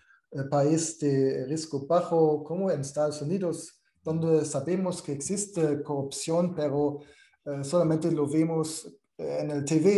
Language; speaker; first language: Spanish; non-native, fluent; German